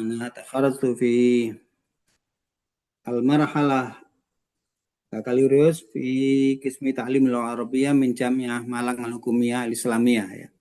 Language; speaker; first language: Arabic; non-native, fluent; Indonesian